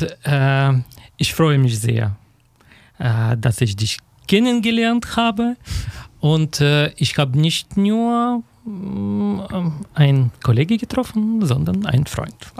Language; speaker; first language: German; non-native, learner; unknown